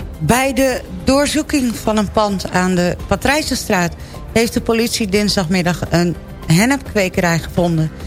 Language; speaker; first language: Dutch; native; Dutch